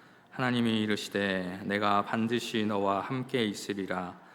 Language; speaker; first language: Korean; native; Korean